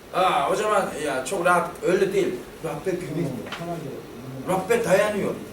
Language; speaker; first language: Turkish; non-native, fluent; Korean